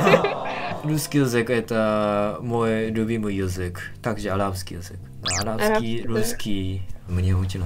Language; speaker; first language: Russian; non-native, learner; Japanese